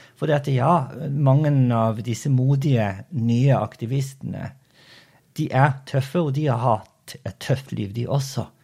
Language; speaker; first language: Norwegian; early bilingual, other home language; Portuguese